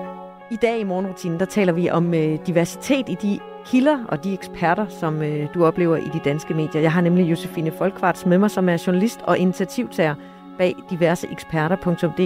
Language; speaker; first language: Danish; native; Danish